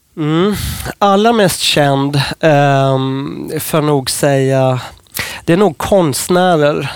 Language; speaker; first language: Swedish; non-native, fluent; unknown